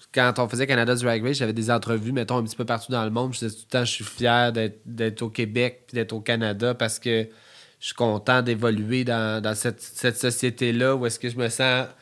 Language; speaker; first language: French; native; French